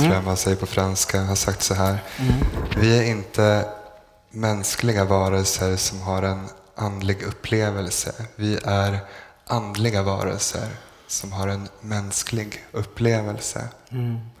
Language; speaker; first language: Swedish; native; Swedish